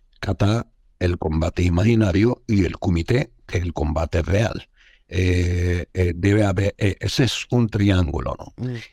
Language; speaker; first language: Spanish; non-native, fluent; Arabic